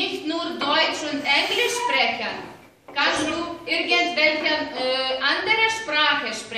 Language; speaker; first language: German; non-native, fluent; Lithuanian